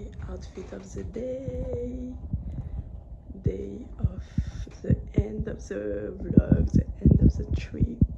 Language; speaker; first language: English; non-native, learner; French